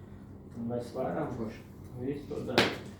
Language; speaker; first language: Latvian; non-native, local second language; Russian